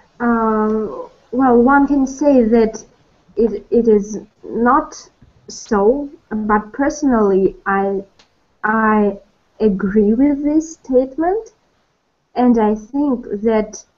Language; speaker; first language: English; non-native, learner; Russian